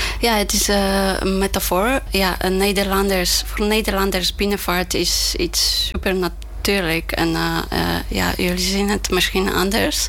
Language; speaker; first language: Dutch; non-native, fluent; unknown